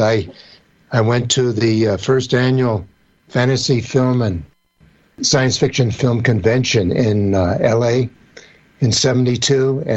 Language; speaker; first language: English; native; English